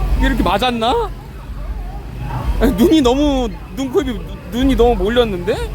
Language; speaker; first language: Korean; native; Korean